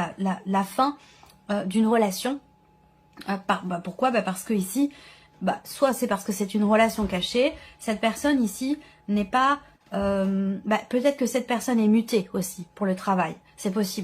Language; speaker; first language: French; native; French